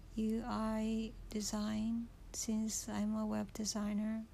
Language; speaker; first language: English; non-native, learner; Japanese